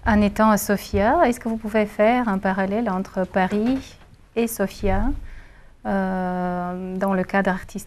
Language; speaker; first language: French; non-native, fluent; Bulgarian